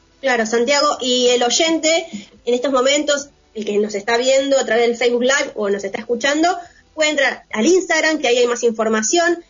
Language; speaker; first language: Spanish; native; Spanish